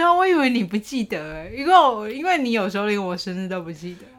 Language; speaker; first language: Chinese; native; Chinese